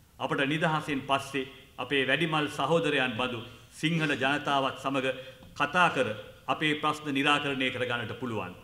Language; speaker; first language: Sinhala; non-native, local second language; Tamil